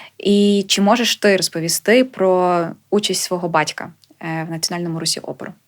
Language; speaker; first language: Ukrainian; native; Ukrainian